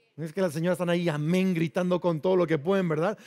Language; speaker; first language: Spanish; native; Spanish